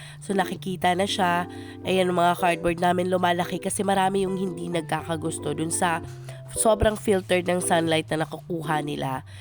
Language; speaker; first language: Filipino; non-native, local second language; Cebuano